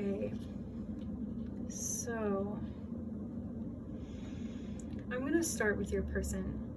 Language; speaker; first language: English; native; English